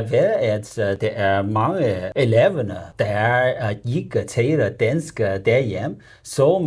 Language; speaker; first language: Danish; non-native, learner; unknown